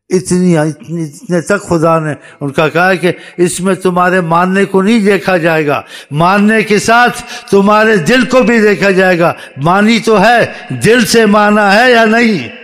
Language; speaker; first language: Urdu; native; Urdu